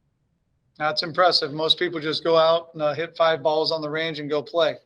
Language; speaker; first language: English; native; English